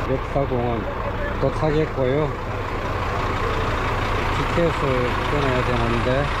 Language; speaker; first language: Korean; native; Korean